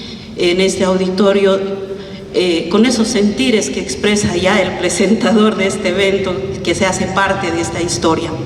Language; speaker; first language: Spanish; native; Spanish